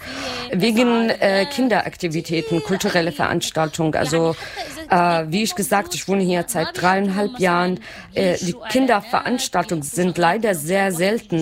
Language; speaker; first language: German; non-native, learner; Arabic